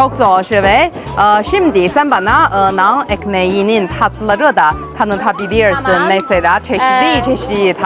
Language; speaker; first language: Turkish; non-native, learner; Chinese